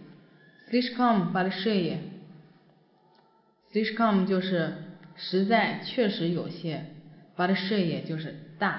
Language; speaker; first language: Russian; non-native, fluent; Chinese